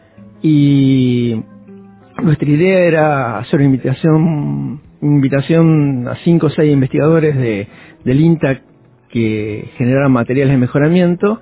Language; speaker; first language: Spanish; native; Spanish